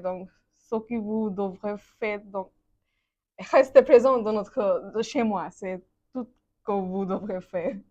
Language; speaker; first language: French; non-native, learner; Bangla